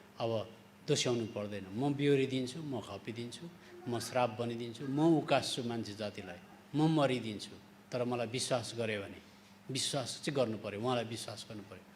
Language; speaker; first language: Nepali; native; Nepali